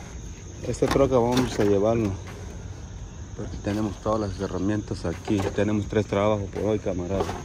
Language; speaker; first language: Spanish; native; Spanish